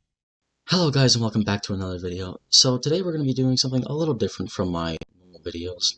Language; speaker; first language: English; native; English